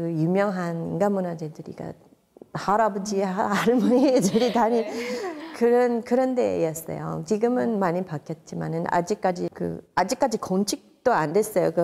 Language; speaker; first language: Korean; non-native, fluent; English